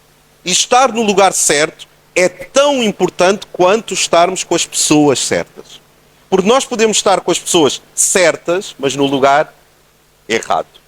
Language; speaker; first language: Portuguese; native; Portuguese